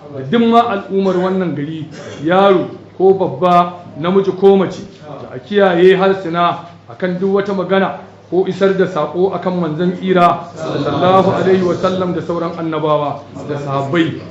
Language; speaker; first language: Hausa; native; Hausa